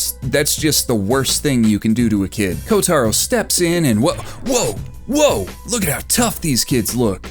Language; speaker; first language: English; native; English